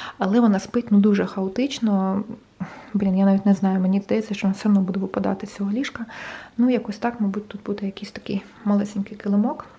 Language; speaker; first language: Ukrainian; non-native, local second language; Russian